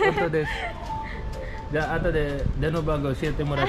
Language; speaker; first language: Japanese; non-native, learner; Filipino